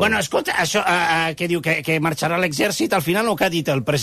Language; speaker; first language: Catalan; native; Catalan